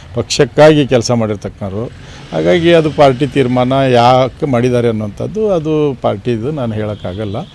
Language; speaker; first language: Kannada; non-native, local second language; Urdu